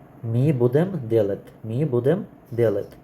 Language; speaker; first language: Russian; non-native, learner; Bangla